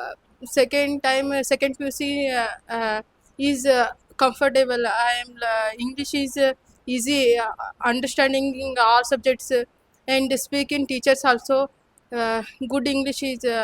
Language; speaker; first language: English; non-native, local second language; Kannada